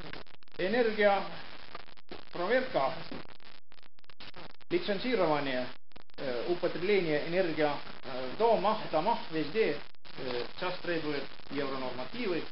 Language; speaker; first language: Russian; non-native, local second language; Estonian